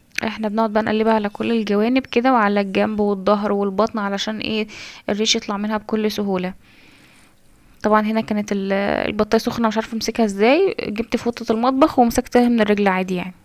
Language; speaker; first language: Arabic; native; Arabic